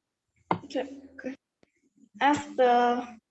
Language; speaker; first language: English; non-native, learner; Vietnamese